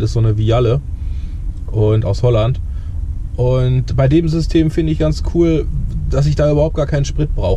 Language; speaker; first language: German; native; German